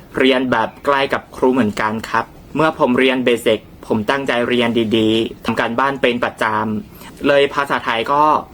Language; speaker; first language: Thai; non-native, learner; Burmese